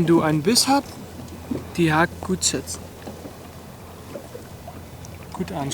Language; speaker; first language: German; non-native, learner; Dutch